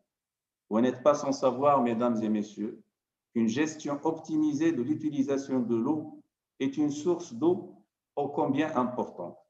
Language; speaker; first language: French; non-native, local second language; Arabic